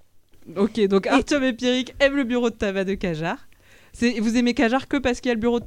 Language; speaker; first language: French; native; French